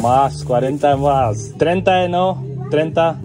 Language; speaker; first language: Spanish; non-native, learner; Hindi